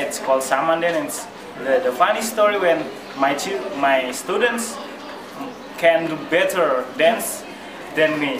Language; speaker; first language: English; non-native, learner; Indonesian